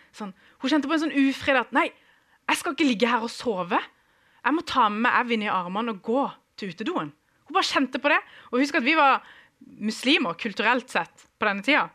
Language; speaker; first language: Norwegian; early bilingual, other home language; Kurdish